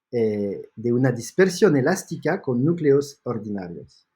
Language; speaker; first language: Spanish; non-native, fluent; French